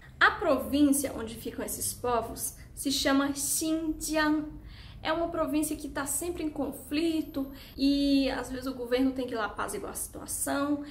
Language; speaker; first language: Portuguese; early bilingual, heritage; Portuguese